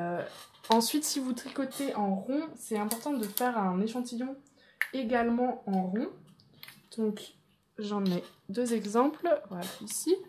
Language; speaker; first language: French; native; French